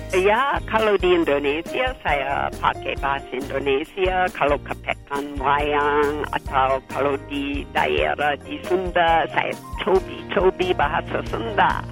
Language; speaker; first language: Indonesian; non-native, fluent; English